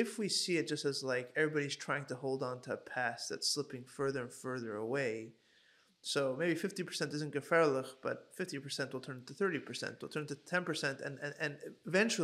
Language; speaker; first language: English; native; English